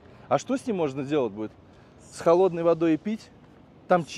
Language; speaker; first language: Russian; native; Russian